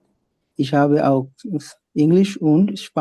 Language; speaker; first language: German; non-native, learner; Bangla